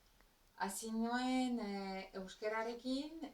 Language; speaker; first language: Basque; non-native, learner; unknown